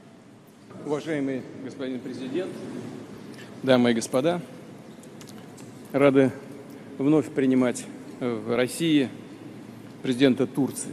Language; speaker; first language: Russian; native; Russian